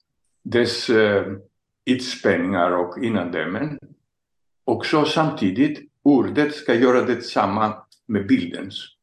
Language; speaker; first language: Swedish; non-native, fluent; Greek